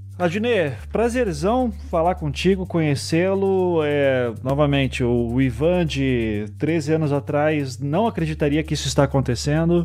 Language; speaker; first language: Portuguese; native; Portuguese